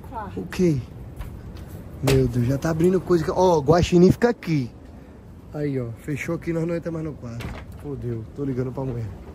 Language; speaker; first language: Portuguese; native; Portuguese